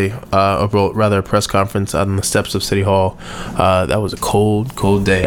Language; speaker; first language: English; native; English